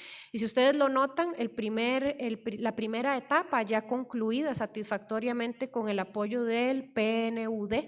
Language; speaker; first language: Spanish; native; Spanish